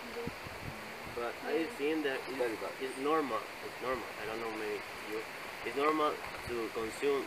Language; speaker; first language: English; non-native, learner; Spanish